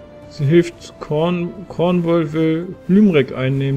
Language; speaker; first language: German; native; German